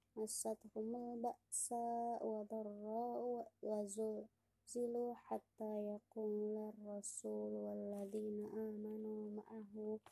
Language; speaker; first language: Arabic; non-native, learner; Indonesian